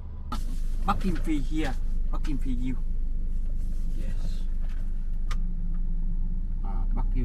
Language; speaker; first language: English; non-native, learner; Vietnamese